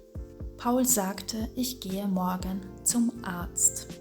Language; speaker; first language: German; non-native, fluent; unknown